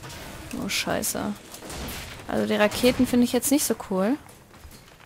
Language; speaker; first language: German; native; German